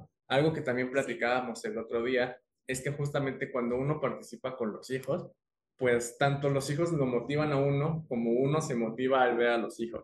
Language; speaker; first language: Spanish; native; Spanish